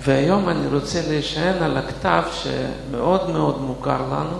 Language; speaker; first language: Hebrew; non-native, fluent; Russian